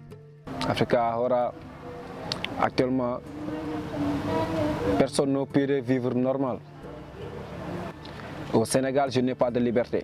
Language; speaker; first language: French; non-native, local second language; Wolof